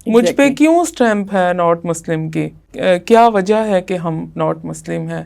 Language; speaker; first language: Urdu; native; Urdu